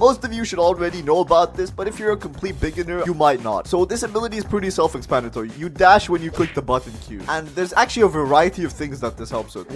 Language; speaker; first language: English; native; English